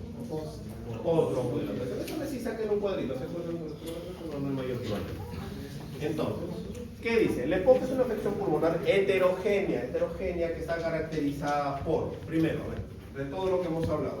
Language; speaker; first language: Spanish; native; Spanish